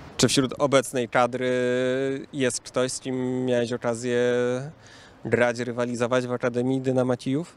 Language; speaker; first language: Polish; native; Polish